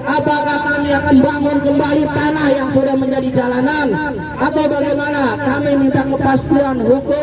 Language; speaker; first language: Indonesian; native; Indonesian